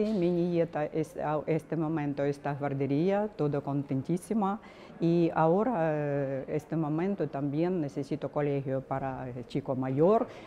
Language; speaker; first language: Spanish; non-native, learner; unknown